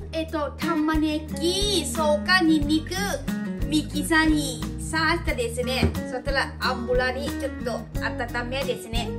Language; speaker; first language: Japanese; non-native, learner; Lao